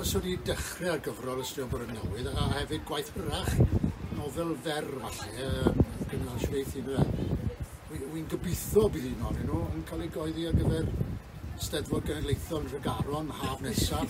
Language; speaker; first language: Welsh; native; Welsh